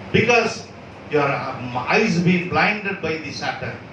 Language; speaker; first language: English; non-native, local second language; Tamil